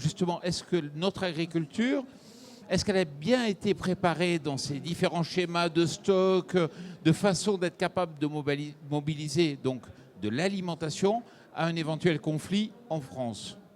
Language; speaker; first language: French; native; French